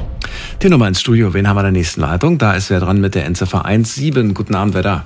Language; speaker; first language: German; native; German